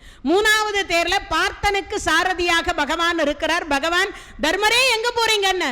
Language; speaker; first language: Tamil; native; Tamil